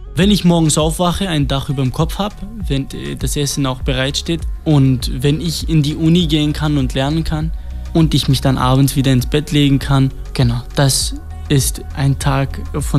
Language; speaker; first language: German; non-native, fluent; Kurdish